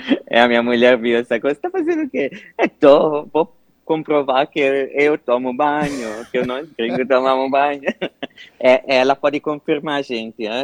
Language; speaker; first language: Portuguese; non-native, fluent; Italian